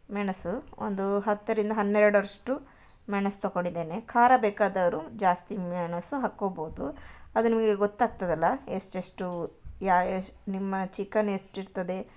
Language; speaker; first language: Kannada; non-native, local second language; Tulu